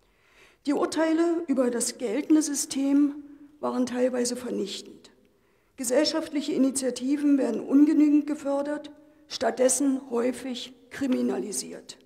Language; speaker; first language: German; native; German